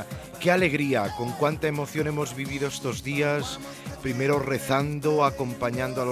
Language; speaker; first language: Spanish; native; Spanish